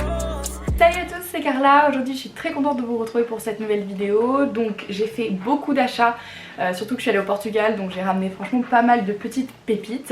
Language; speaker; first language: French; native; French